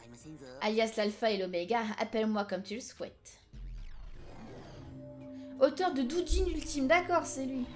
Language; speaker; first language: French; native; French